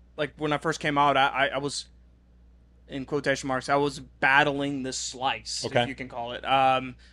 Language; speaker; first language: English; non-native, fluent; Norwegian